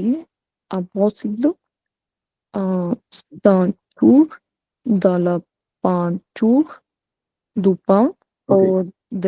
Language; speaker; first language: French; non-native, learner; Punjabi